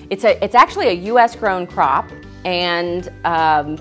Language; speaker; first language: English; native; English